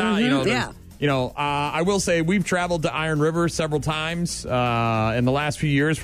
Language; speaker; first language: English; native; English